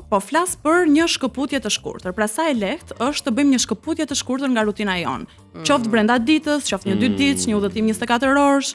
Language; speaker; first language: Albanian; native; Albanian